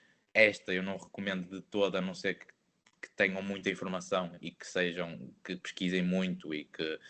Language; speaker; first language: Portuguese; native; Portuguese